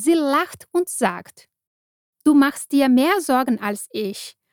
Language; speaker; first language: German; non-native, fluent; Portuguese